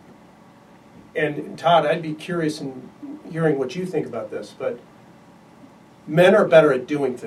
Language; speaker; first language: English; native; English